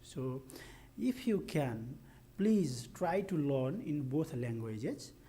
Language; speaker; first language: English; non-native, local second language; Nepali